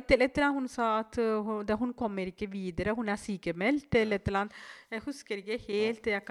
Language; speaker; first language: Norwegian; non-native, fluent; Tamil